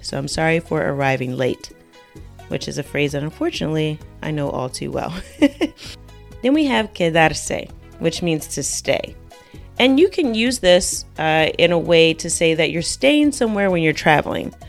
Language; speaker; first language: English; native; English